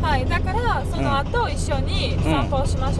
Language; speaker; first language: Japanese; non-native, learner; Bulgarian